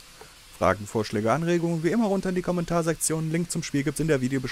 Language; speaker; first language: German; native; German